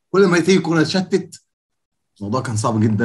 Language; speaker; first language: Arabic; native; Arabic